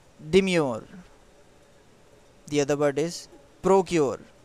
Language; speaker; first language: English; non-native, local second language; Urdu